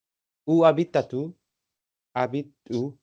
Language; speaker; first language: French; non-native, learner; Bangla